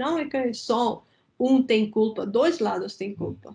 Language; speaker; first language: Portuguese; non-native, fluent; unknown